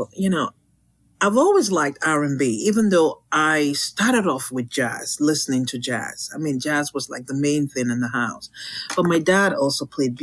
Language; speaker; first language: English; non-native, local second language; Yoruba